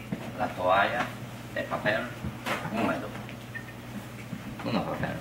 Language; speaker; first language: Spanish; non-native, learner; English